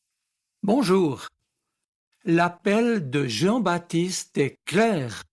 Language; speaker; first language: French; native; French